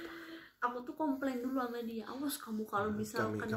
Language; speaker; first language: Indonesian; non-native, local second language; Javanese